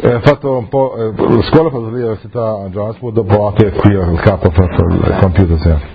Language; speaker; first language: Italian; early bilingual, heritage; English